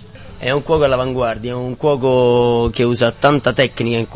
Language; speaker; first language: Italian; native; Italian